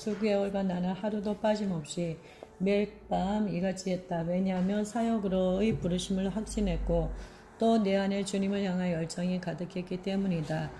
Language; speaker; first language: Korean; native; Korean